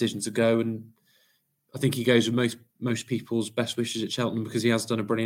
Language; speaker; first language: English; native; English